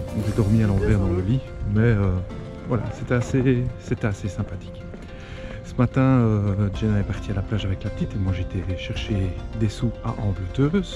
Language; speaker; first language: French; native; French